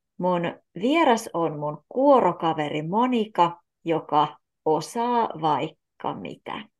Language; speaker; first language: Finnish; native; Finnish